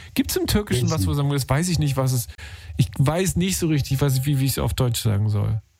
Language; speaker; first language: German; native; German